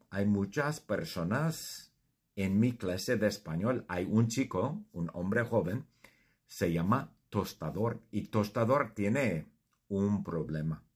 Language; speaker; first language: Spanish; non-native, fluent; English